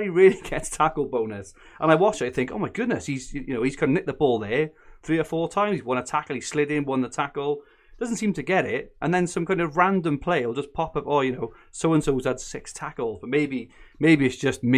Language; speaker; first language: English; native; English